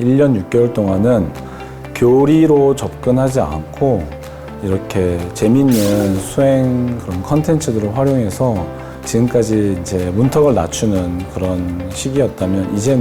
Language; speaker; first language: Korean; native; Korean